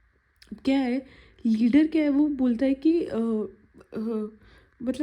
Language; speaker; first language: Hindi; native; Hindi